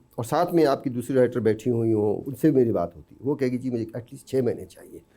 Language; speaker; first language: Urdu; non-native, local second language; Baluchi